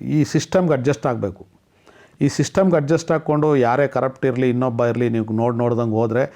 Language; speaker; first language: Kannada; non-native, local second language; Telugu